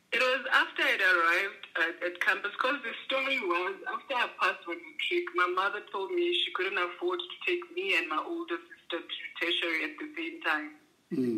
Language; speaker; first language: English; non-native, local second language; Xhosa